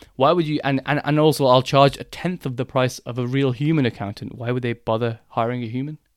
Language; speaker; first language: English; native; English